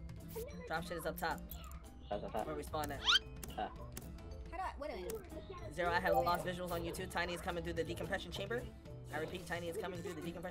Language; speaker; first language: English; native; English